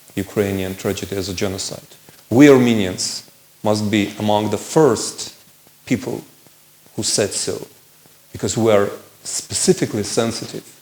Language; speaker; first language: English; non-native, fluent; Armenian